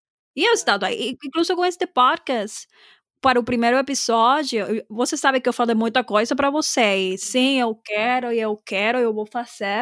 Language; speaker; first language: Portuguese; non-native, fluent; Spanish